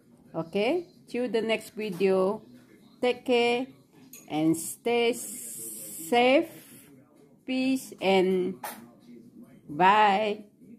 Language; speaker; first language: English; non-native, local second language; Malay